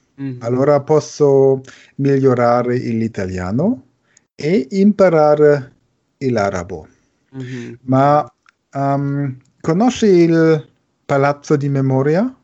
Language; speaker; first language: Italian; non-native, learner; German